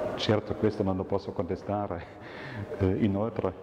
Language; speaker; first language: Italian; non-native, fluent; German